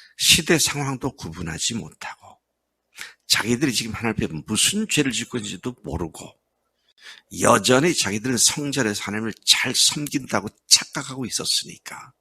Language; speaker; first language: Korean; native; Korean